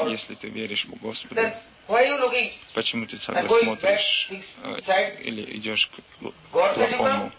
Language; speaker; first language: Russian; non-native, learner; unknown